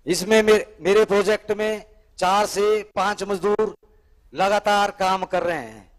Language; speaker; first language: Hindi; native; Hindi